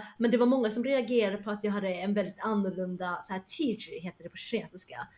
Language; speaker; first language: Swedish; early bilingual, other home language; Chinese